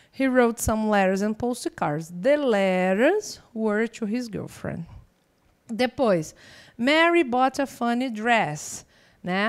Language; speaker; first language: English; non-native, fluent; Portuguese